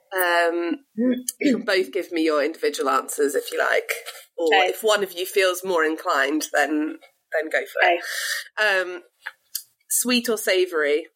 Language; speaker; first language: English; native; English